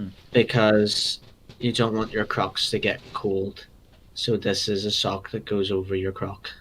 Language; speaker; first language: English; native; English